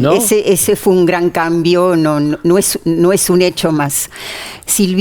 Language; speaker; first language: Spanish; native; Spanish